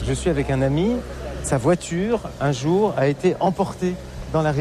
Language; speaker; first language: French; native; French